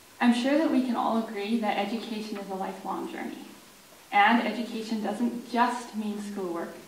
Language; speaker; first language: English; native; English